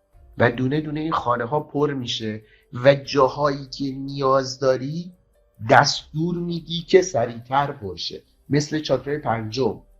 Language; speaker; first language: Persian; native; Persian